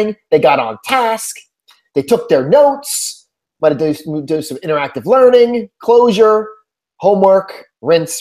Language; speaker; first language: English; native; English